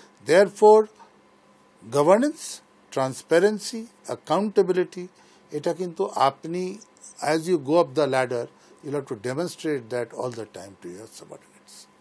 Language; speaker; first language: English; non-native, local second language; Bangla